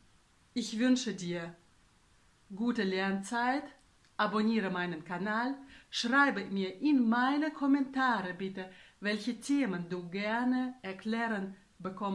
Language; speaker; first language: German; non-native, fluent; Russian